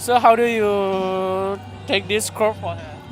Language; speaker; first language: English; non-native, learner; Hmong